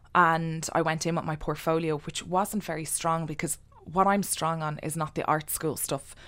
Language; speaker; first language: English; native; English